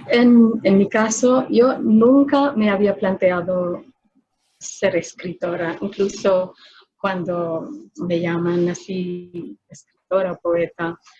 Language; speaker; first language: Spanish; non-native, fluent; Filipino